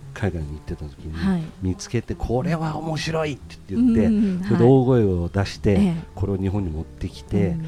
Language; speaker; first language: Japanese; native; Japanese